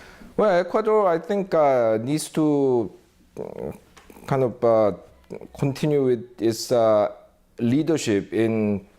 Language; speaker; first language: English; non-native, fluent; Korean